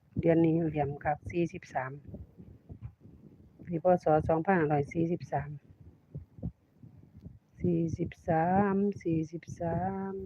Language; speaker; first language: Thai; non-native, local second language; Northeastern Thai